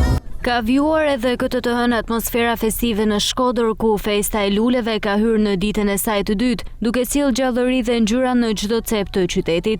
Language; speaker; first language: Albanian; native; Albanian